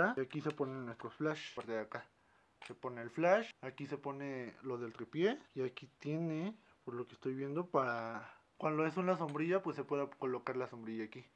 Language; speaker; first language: Spanish; native; Spanish